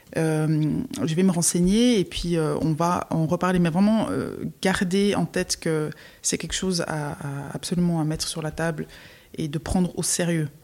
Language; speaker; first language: French; native; French